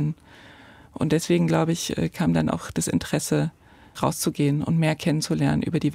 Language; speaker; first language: German; native; German